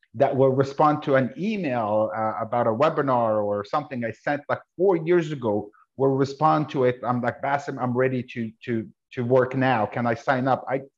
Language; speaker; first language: English; non-native, fluent; Arabic